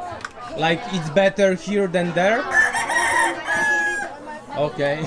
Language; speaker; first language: English; non-native, learner; Polish